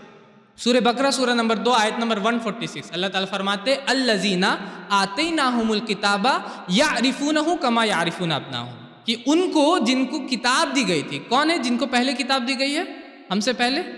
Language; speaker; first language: Urdu; native; Urdu